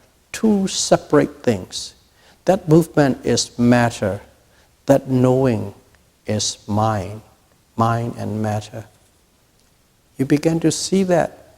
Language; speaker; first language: English; non-native, fluent; Burmese